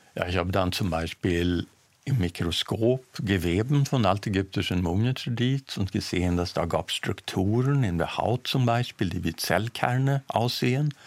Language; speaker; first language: German; non-native, fluent; Swedish